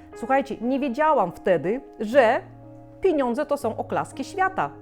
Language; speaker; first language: Polish; non-native, fluent; Korean